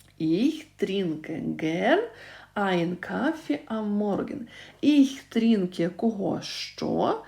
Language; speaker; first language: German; non-native, fluent; Ukrainian